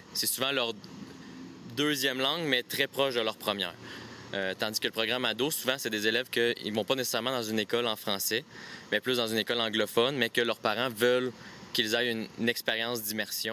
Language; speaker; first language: French; native; French